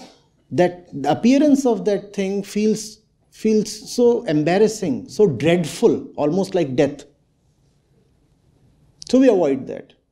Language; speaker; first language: English; non-native, local second language; Hindi